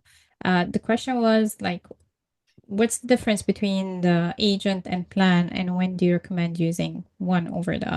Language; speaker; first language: English; non-native, fluent; Arabic